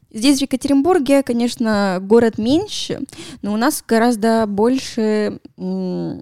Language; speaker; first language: Russian; non-native, fluent; Spanish